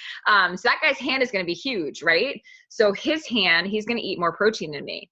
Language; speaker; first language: English; native; English